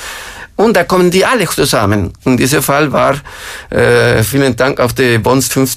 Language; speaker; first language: German; non-native, fluent; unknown